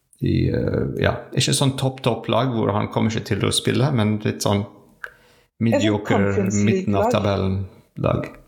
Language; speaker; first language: Norwegian; non-native, learner; French